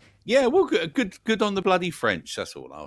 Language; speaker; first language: English; native; English